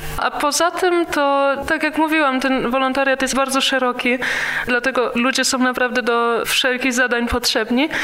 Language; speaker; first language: Polish; early bilingual, heritage; Polish